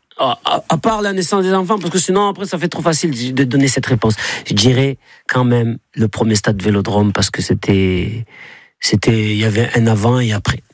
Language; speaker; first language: French; native; French